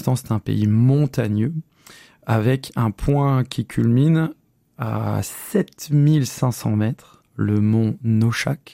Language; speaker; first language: French; native; French